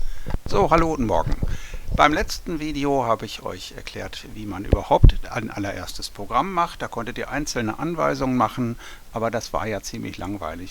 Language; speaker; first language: German; native; German